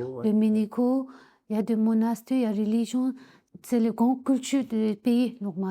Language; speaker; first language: French; non-native, learner; Tibetan